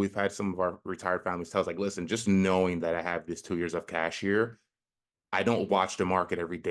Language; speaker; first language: English; native; English